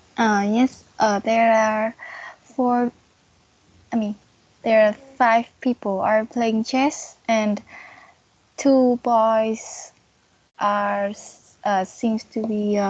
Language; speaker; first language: English; non-native, learner; Vietnamese